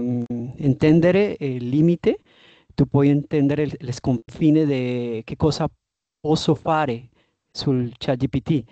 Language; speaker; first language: Italian; non-native, learner; Spanish